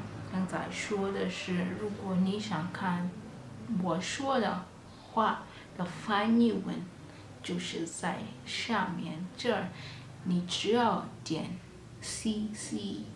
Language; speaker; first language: Chinese; non-native, fluent; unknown